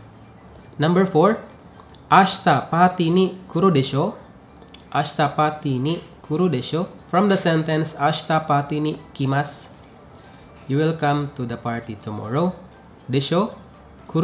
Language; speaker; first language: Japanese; non-native, fluent; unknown